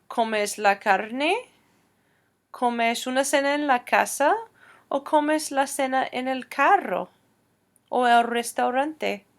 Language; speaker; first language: Spanish; non-native, fluent; English